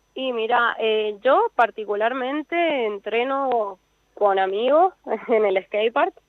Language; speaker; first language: Spanish; native; Spanish